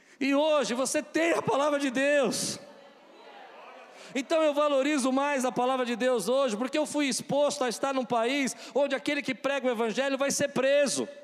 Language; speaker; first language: Portuguese; native; Portuguese